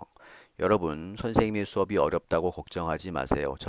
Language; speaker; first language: Korean; native; Korean